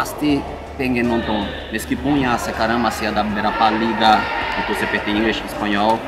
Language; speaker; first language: Indonesian; non-native, fluent; Portuguese